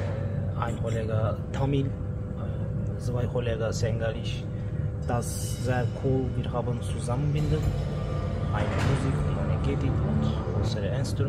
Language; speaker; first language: German; non-native, learner; Turkish